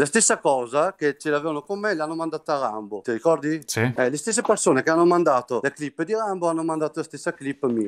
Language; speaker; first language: Italian; native; Italian